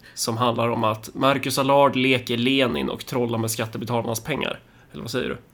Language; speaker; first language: Swedish; early bilingual, other home language; Somali